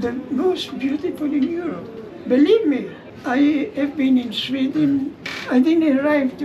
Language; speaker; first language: English; non-native, learner; German